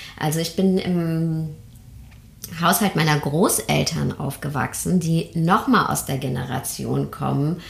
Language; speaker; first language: German; early bilingual, other home language; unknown